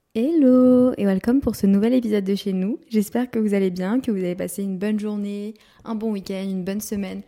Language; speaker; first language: French; native; French